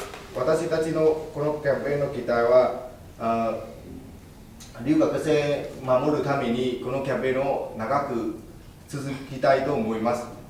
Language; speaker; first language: Japanese; non-native, fluent; Vietnamese